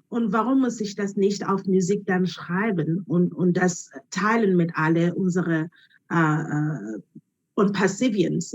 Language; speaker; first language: German; non-native, learner; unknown